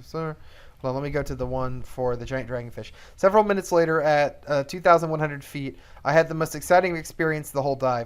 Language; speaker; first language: English; native; English